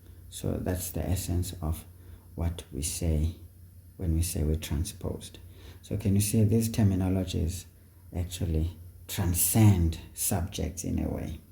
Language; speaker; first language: English; non-native, local second language; Xhosa